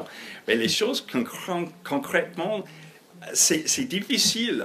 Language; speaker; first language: French; non-native, fluent; English